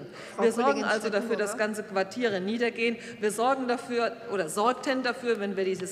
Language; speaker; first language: German; native; German